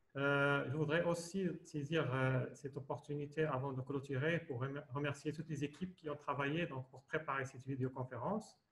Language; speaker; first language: French; non-native, local second language; Arabic